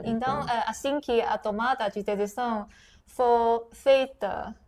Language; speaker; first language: Portuguese; non-native, fluent; Chinese